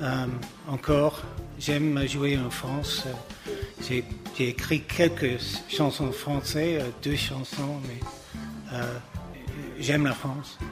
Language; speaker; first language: French; non-native, learner; English